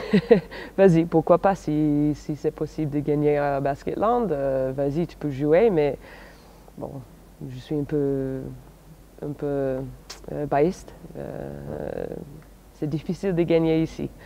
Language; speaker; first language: French; non-native, fluent; English